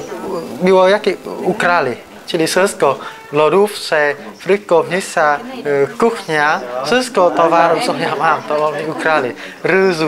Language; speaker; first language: Polish; non-native, learner; Vietnamese